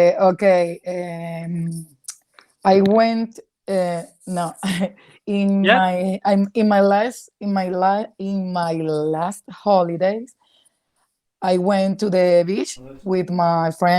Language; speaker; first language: English; non-native, learner; Spanish